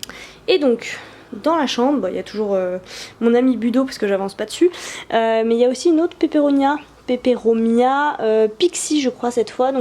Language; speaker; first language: French; native; French